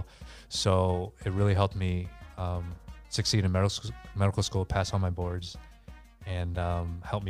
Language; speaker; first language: English; native; English